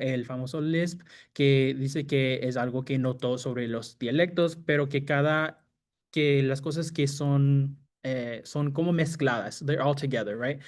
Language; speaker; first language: Spanish; non-native, fluent; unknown